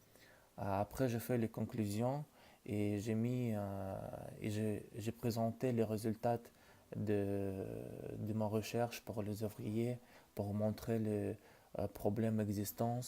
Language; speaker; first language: French; non-native, learner; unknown